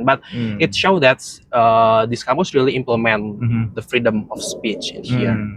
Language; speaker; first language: English; non-native, fluent; Indonesian